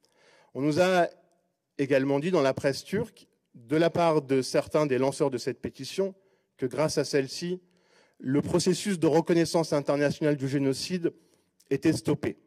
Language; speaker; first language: French; native; French